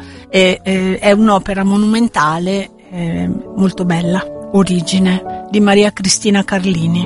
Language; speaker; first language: Italian; native; Italian